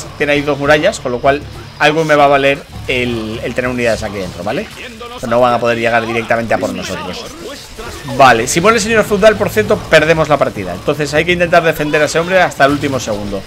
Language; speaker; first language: Spanish; native; Spanish